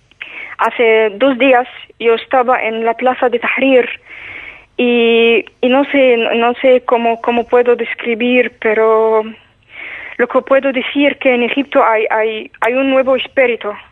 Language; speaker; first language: Spanish; non-native, fluent; Arabic